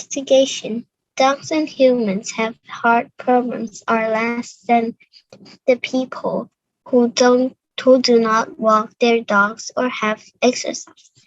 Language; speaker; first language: English; non-native, learner; Cantonese